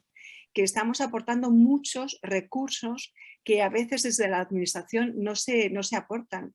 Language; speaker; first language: Spanish; native; Spanish